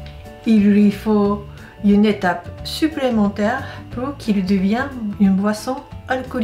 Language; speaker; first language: French; non-native, fluent; Japanese